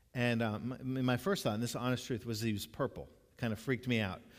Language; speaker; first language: English; native; English